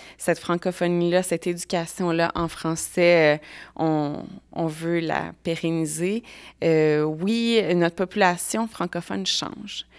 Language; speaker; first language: French; native; French